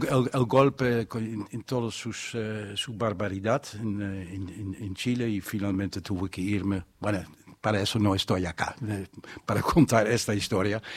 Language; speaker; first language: Spanish; non-native, fluent; Dutch